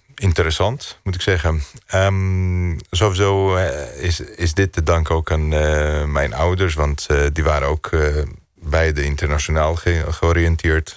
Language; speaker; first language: Dutch; non-native, fluent; Greek